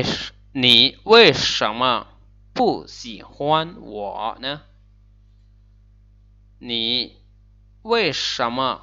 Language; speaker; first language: Chinese; non-native, fluent; Lao